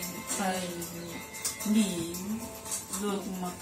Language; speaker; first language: Vietnamese; non-native, learner; Portuguese